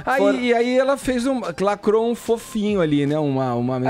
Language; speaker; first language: Portuguese; native; Portuguese